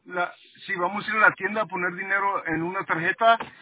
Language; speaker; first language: Spanish; early bilingual, heritage; Spanish